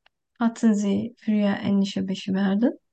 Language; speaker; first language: German; non-native, learner; Turkish